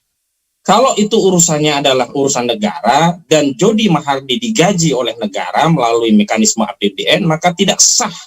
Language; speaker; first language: Indonesian; native; Indonesian